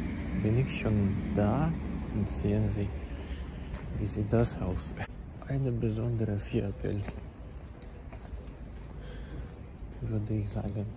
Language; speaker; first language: German; non-native, learner; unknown